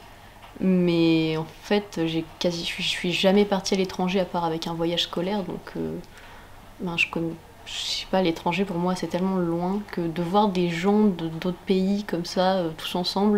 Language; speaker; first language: French; native; French